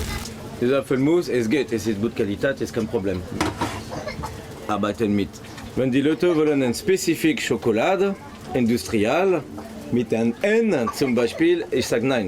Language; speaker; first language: German; non-native, learner; French